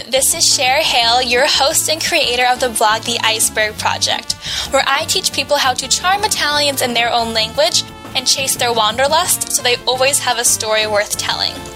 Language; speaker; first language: English; native; English